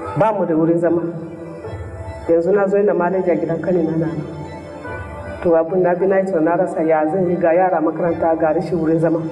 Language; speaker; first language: Hausa; non-native, local second language; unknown